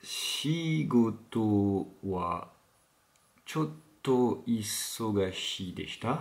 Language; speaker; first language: Japanese; non-native, learner; French